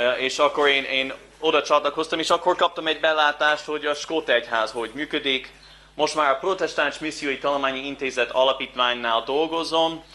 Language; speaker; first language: Hungarian; non-native, fluent; English